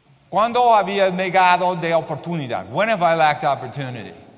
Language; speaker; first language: Spanish; non-native, learner; English